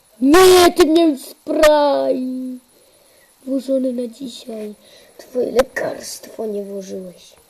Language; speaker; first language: Polish; early bilingual, heritage; Polish